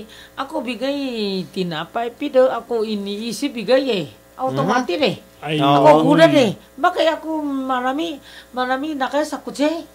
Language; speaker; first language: Filipino; non-native, learner; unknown